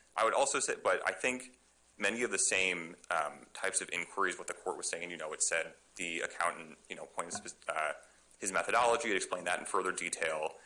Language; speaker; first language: English; native; English